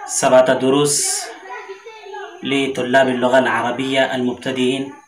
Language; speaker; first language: Arabic; non-native, fluent; Urdu